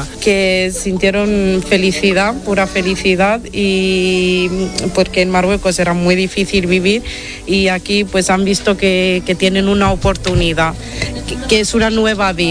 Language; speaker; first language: Spanish; non-native, fluent; Italian